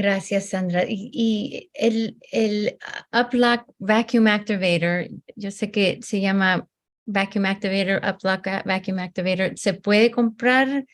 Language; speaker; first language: Spanish; early bilingual, heritage; Spanish